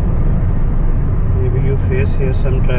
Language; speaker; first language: English; non-native, learner; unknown